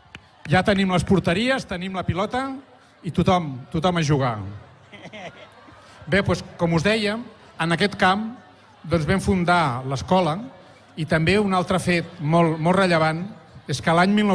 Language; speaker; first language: Catalan; native; Catalan